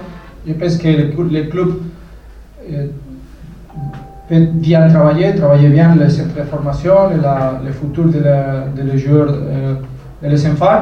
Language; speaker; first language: French; non-native, fluent; Spanish